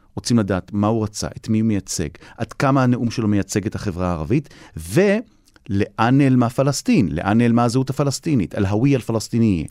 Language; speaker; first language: Hebrew; native; Hebrew